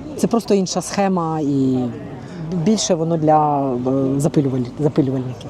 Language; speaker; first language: Ukrainian; native; Ukrainian